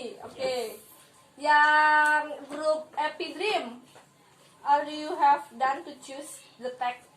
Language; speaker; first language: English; non-native, learner; Indonesian